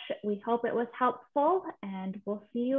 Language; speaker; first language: English; native; English